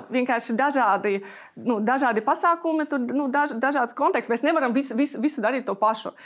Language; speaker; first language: Latvian; non-native, local second language; Russian